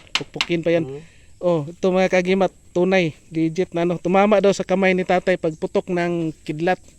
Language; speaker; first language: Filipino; non-native, local second language; Cebuano